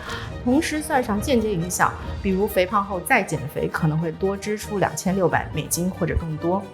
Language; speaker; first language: Chinese; native; Chinese